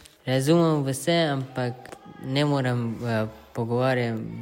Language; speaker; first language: Slovenian; non-native, learner; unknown